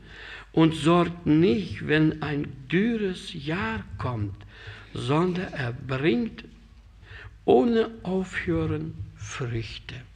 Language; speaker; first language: German; non-native, fluent; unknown